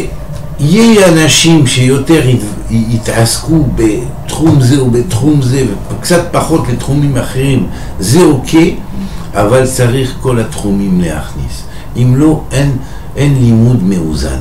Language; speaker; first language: Hebrew; non-native, fluent; French